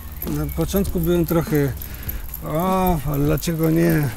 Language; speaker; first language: Polish; non-native, fluent; Spanish